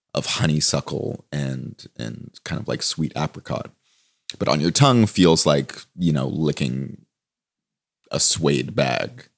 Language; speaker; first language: English; native; English